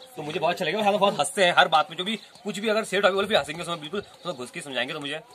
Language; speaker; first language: Hindi; native; Hindi